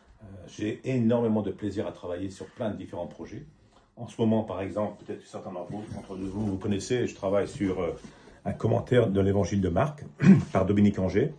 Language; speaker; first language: French; native; French